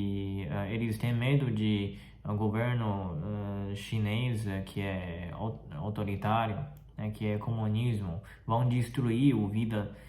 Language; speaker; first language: Portuguese; non-native, fluent; Chinese